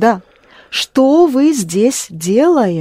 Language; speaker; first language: Russian; non-native, fluent; English